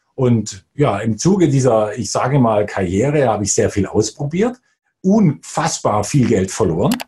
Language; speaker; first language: German; native; German